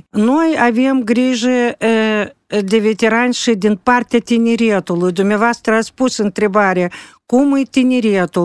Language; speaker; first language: Romanian; non-native, local second language; Russian